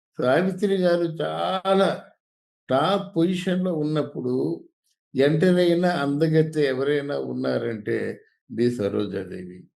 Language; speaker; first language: Telugu; native; Telugu